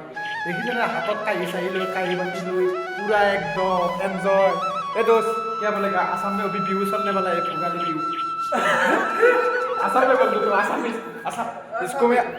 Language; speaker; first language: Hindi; non-native, local second language; Assamese